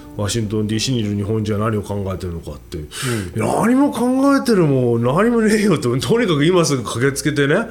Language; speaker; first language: Japanese; native; Japanese